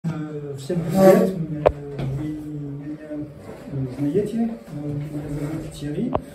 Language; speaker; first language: Russian; non-native, learner; French